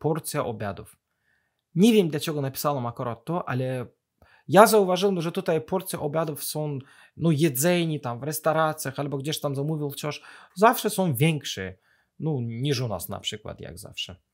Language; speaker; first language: Polish; non-native, fluent; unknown